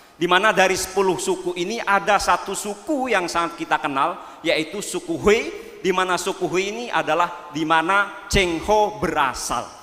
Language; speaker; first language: Indonesian; non-native, local second language; Madurese